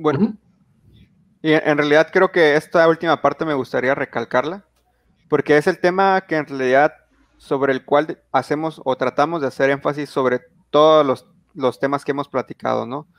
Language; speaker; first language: Spanish; native; Spanish